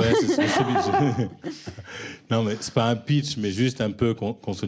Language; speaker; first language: French; native; French